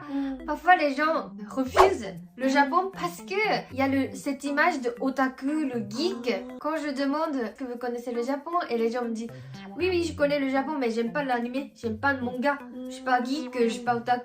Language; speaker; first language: French; non-native, fluent; Japanese